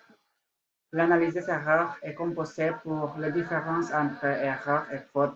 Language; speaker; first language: French; non-native, learner; Spanish